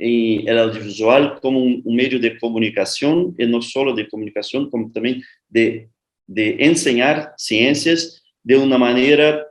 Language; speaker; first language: Spanish; non-native, fluent; Portuguese